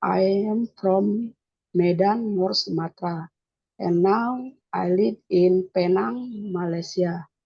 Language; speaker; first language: English; non-native, learner; Indonesian